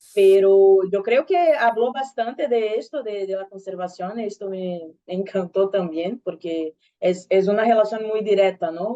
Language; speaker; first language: Spanish; non-native, learner; Portuguese